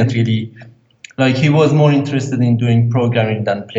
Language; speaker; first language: English; non-native, fluent; Persian